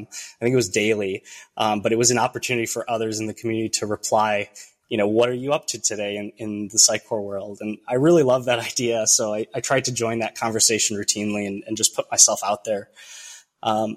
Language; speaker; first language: English; early bilingual, other home language; Romanian